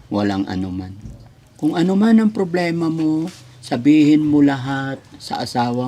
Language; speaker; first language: Filipino; native; Filipino